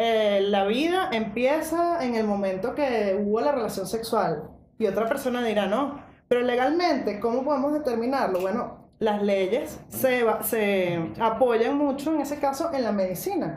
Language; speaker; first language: Spanish; native; Spanish